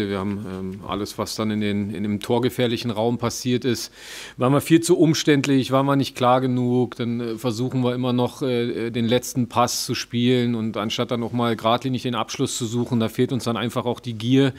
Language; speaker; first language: German; native; German